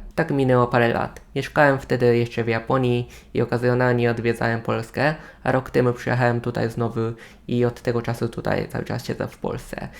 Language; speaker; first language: Polish; non-native, fluent; Japanese